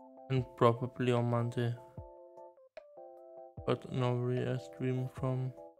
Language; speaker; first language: English; non-native, learner; German